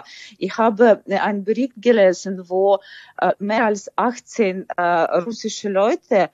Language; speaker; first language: German; non-native, fluent; Ukrainian